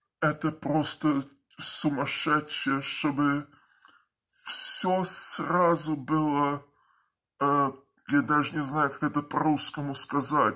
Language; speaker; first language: Russian; early bilingual, heritage; Russian